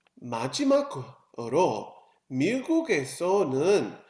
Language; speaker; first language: Korean; non-native, learner; English